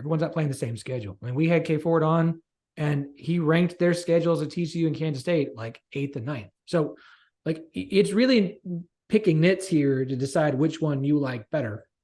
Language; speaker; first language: English; native; English